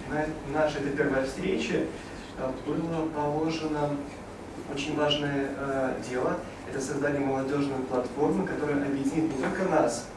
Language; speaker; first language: Russian; native; Russian